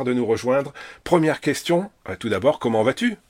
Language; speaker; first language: French; native; French